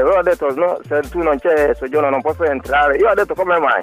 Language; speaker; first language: Italian; non-native, learner; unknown